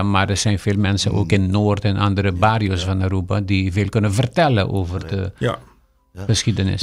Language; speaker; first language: Dutch; non-native, local second language; Papiamento